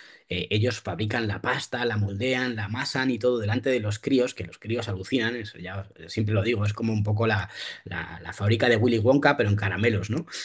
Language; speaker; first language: Spanish; native; Spanish